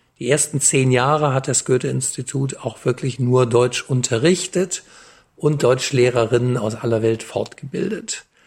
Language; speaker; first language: German; native; German